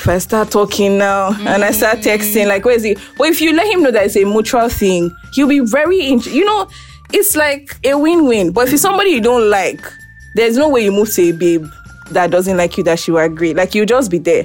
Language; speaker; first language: English; non-native, local second language; Yoruba